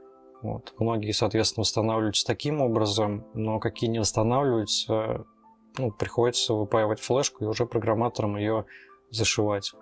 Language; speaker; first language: Russian; native; Russian